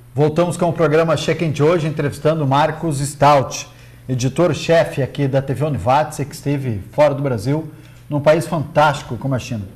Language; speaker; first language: Portuguese; native; Portuguese